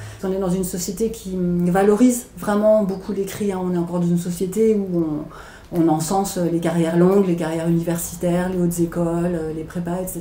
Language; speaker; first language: French; native; French